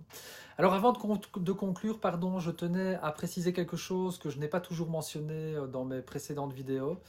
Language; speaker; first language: French; native; French